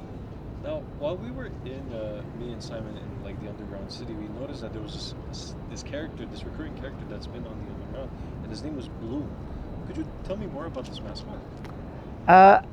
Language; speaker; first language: English; non-native, local second language; French